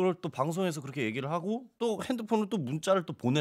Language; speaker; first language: Korean; native; Korean